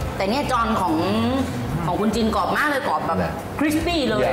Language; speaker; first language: Thai; native; Thai